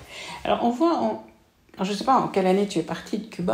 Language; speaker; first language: French; native; French